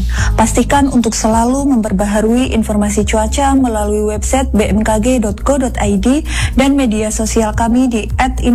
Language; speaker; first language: Indonesian; native; Indonesian